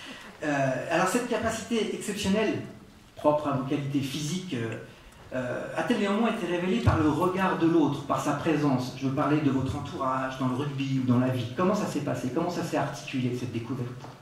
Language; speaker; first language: French; native; French